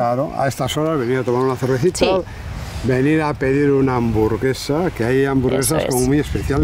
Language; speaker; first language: Spanish; native; Spanish